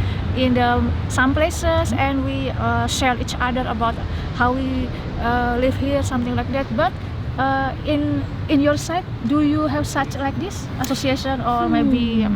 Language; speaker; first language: English; non-native, learner; Indonesian